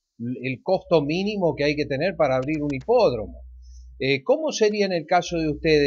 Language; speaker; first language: Spanish; native; Spanish